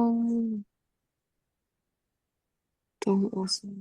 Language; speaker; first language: Chinese; non-native, learner; Indonesian